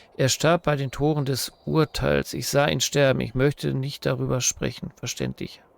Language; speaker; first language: German; native; German